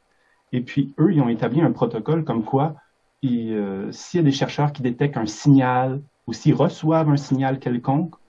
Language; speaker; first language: French; native; French